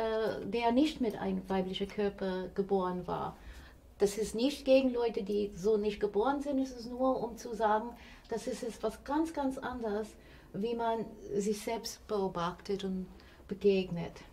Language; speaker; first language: German; non-native, fluent; English